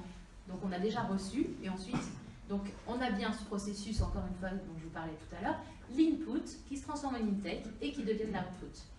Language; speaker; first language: French; native; French